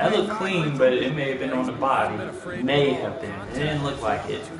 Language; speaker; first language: English; native; English